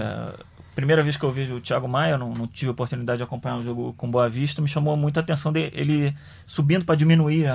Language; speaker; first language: Portuguese; native; Portuguese